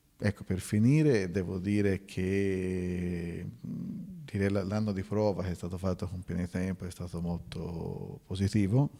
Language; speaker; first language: Italian; native; Italian